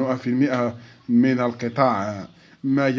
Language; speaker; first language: Arabic; native; Arabic